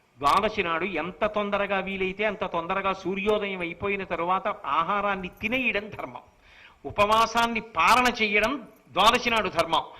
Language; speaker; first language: Telugu; native; Telugu